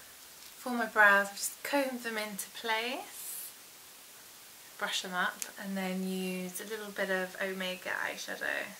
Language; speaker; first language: English; native; English